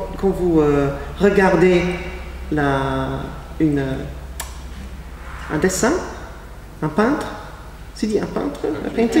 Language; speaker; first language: French; non-native, fluent; English